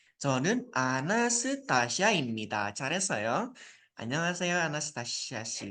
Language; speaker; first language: Korean; non-native, fluent; Indonesian